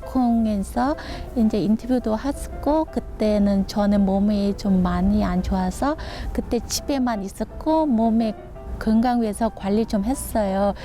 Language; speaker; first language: Korean; non-native, learner; Vietnamese